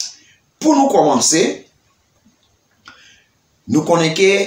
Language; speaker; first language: Spanish; non-native, learner; Haitian Creole